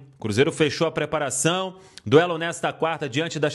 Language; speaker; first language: Portuguese; native; Portuguese